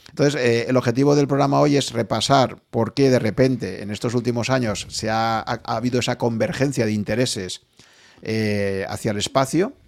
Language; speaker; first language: Spanish; native; Spanish